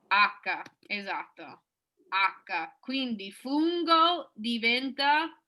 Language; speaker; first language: Italian; non-native, fluent; English